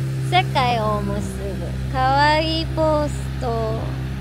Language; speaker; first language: Japanese; native; Japanese